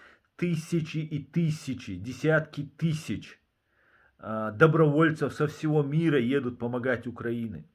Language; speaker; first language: Russian; non-native, local second language; Chechen